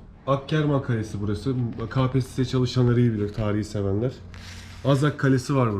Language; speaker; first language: Turkish; native; Turkish